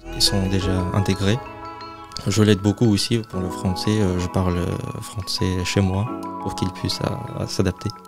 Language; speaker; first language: French; non-native, fluent; Russian